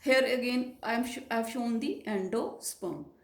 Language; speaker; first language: English; non-native, local second language; Punjabi